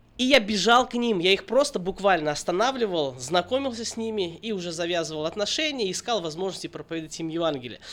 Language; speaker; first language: Russian; native; Russian